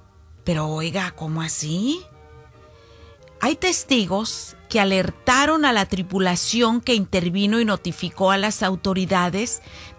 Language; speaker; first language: Spanish; native; Spanish